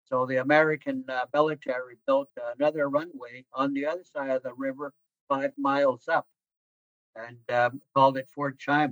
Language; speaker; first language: English; non-native, fluent; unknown